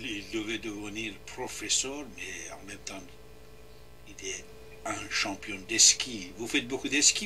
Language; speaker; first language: French; non-native, fluent; Persian